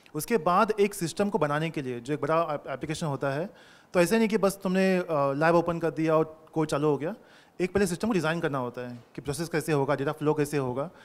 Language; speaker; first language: Hindi; non-native, local second language; Telugu